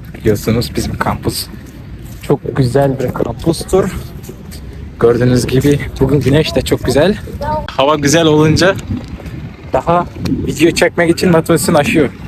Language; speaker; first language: Turkish; non-native, fluent; Kyrgyz